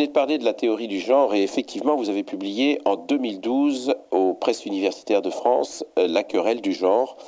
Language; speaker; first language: French; native; French